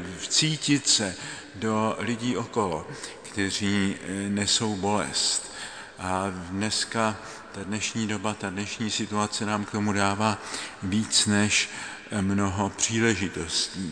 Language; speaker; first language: Czech; native; Czech